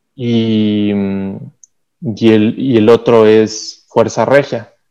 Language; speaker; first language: Spanish; native; Spanish